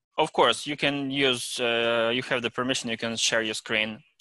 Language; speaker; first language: English; non-native, fluent; Ukrainian